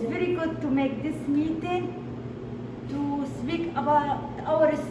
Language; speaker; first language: English; non-native, learner; Arabic